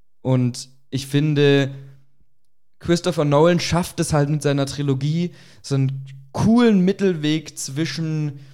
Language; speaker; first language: German; native; German